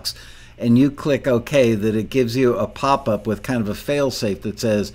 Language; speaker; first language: English; native; English